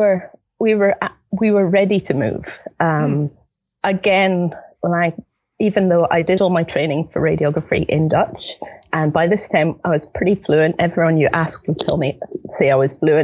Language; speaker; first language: English; native; English